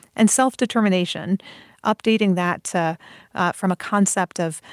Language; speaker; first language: English; early bilingual, other home language; Persian